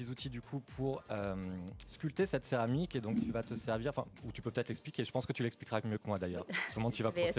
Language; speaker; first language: French; native; French